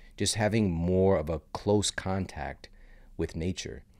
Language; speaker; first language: English; native; English